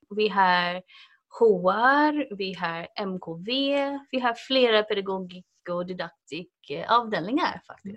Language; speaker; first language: Swedish; non-native, fluent; English